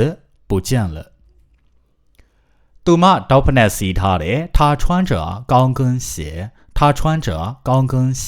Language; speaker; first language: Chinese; non-native, fluent; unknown